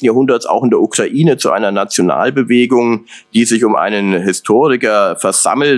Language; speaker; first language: German; native; German